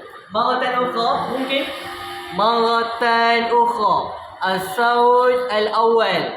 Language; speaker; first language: Arabic; non-native, learner; Malay